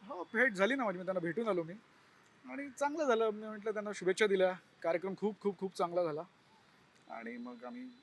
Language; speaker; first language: Marathi; non-native, local second language; Gujarati